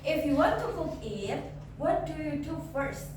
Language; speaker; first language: English; non-native, learner; Indonesian